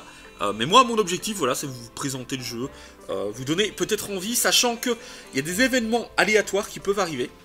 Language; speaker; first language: French; native; French